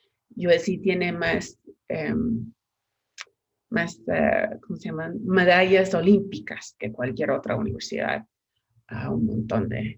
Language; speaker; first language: Spanish; non-native, fluent; English